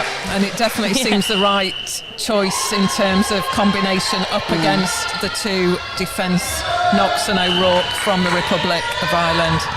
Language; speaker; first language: English; native; English